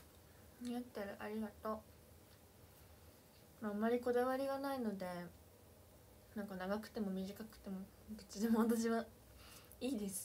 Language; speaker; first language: Japanese; native; Japanese